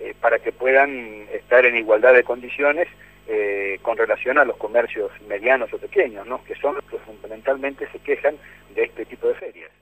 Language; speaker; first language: Spanish; native; Spanish